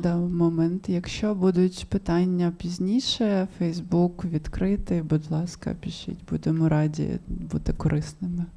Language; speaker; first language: Ukrainian; non-native, local second language; Russian